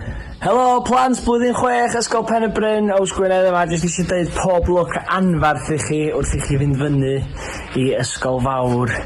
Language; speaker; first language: Welsh; native; Welsh